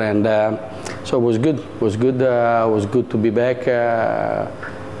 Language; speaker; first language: English; non-native, fluent; Italian